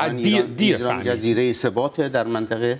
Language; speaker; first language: Persian; native; Persian